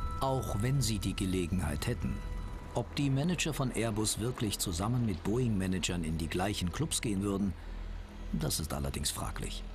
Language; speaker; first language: German; native; German